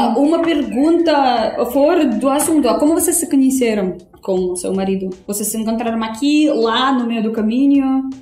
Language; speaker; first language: Portuguese; non-native, fluent; Russian